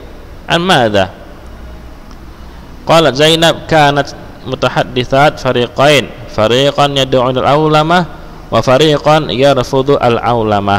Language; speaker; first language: Arabic; non-native, fluent; Indonesian